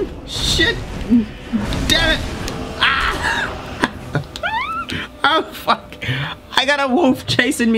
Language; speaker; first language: English; native; English